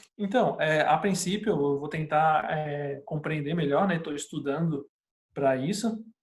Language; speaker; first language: Portuguese; native; Portuguese